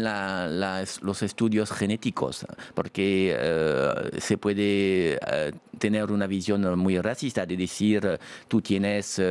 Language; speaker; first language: Spanish; non-native, fluent; French